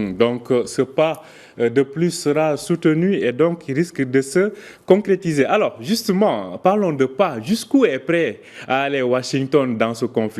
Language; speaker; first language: French; native; French